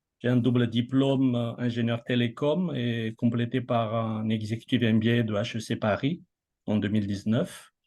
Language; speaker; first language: French; non-native, local second language; Malagasy